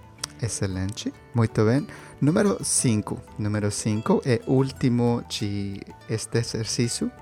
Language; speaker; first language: Portuguese; non-native, learner; Spanish